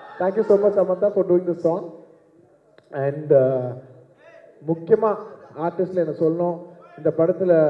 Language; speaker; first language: Tamil; non-native, local second language; Telugu